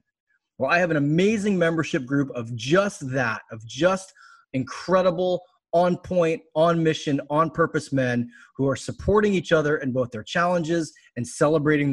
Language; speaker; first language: English; native; English